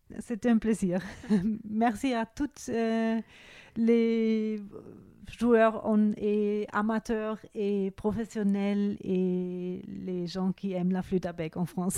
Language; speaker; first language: French; non-native, fluent; German